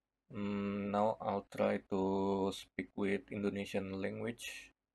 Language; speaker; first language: English; non-native, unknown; Indonesian